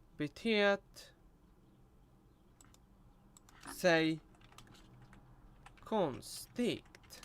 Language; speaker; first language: Swedish; non-native, learner; Russian